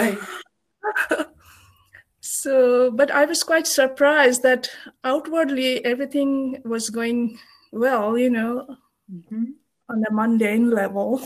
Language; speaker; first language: English; non-native, local second language; Bangla